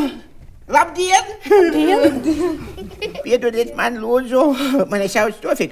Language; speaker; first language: Latvian; non-native, learner; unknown